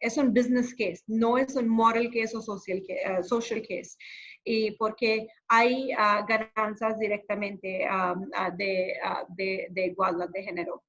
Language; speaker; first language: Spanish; non-native, fluent; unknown